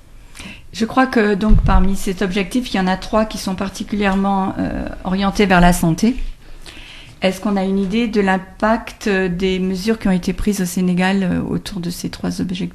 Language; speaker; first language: French; native; French